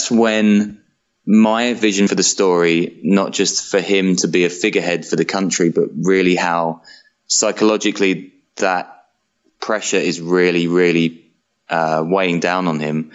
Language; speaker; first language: English; native; English